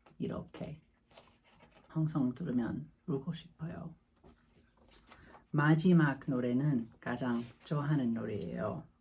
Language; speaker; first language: Korean; non-native, learner; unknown